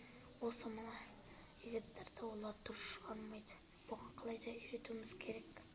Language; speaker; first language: Kazakh; native; Kazakh